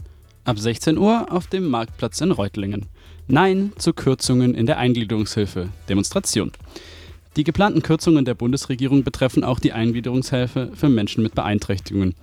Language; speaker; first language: German; native; German